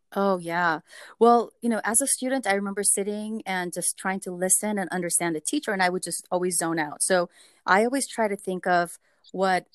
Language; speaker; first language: English; early bilingual, other home language; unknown